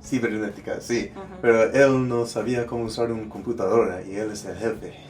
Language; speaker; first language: Spanish; non-native, learner; English